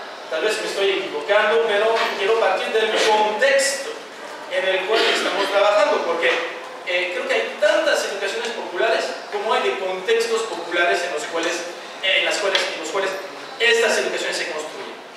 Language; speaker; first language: Spanish; non-native, fluent; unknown